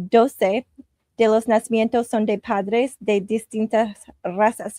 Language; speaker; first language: Spanish; non-native, learner; English